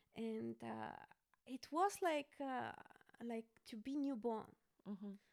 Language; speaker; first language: English; non-native, fluent; Bulgarian